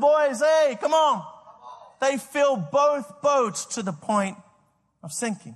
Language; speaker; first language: English; native; English